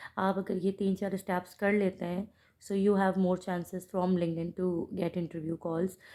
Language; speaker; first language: Urdu; native; Urdu